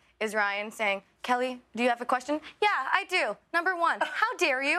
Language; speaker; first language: English; native; English